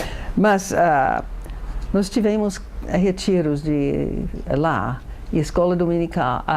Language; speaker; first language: Portuguese; non-native, fluent; English